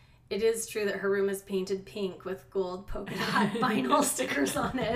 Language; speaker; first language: English; native; English